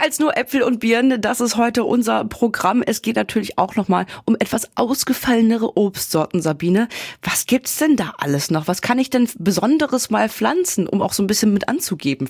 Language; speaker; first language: German; native; German